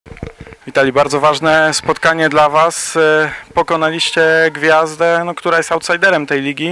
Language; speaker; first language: Polish; native; Polish